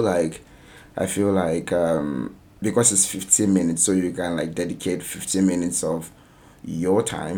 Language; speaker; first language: English; non-native, local second language; Yoruba